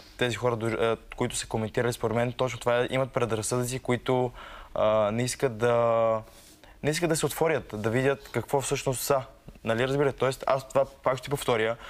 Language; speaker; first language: Bulgarian; early bilingual, other home language; Arabic